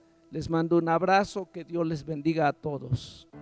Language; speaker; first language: Spanish; native; Spanish